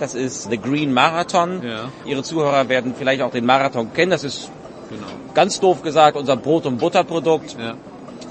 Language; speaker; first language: German; native; German